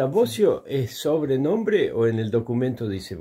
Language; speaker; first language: Spanish; native; Spanish